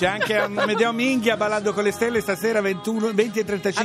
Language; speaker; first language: Italian; native; Italian